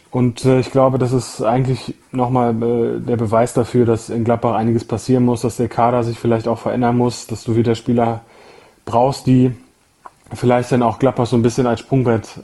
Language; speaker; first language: German; native; German